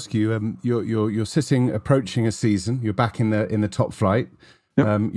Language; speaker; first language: English; native; English